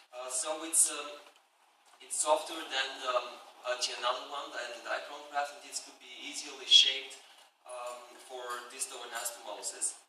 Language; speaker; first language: English; non-native, fluent; Bulgarian